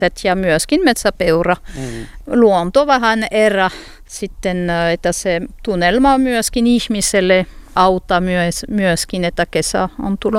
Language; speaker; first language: Finnish; non-native, fluent; French